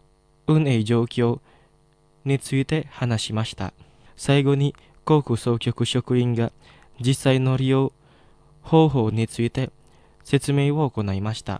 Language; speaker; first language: Japanese; non-native, fluent; Indonesian